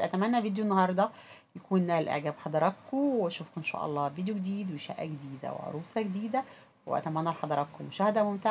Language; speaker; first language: Arabic; native; Arabic